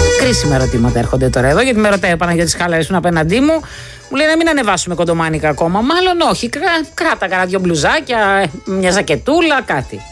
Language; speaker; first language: Greek; native; Greek